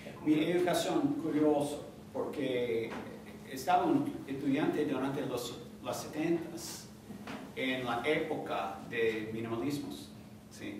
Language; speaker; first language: Spanish; non-native, fluent; English